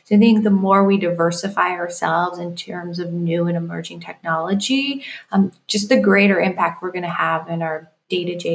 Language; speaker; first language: English; native; English